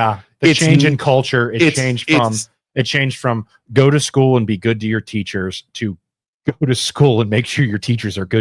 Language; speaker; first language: English; native; English